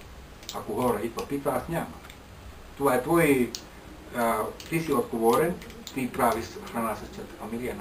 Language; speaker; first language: Bulgarian; non-native, learner; Finnish